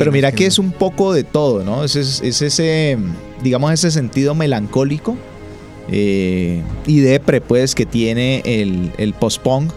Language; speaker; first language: Spanish; native; Spanish